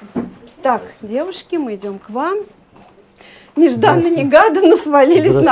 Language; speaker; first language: Russian; native; Russian